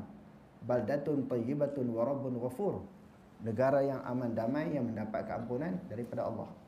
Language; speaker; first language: Malay; native; Malay